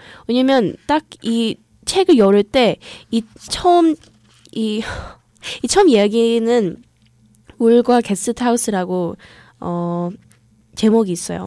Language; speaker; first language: Korean; early bilingual, heritage; English